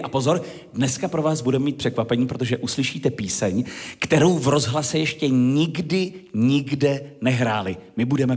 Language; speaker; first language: Czech; native; Czech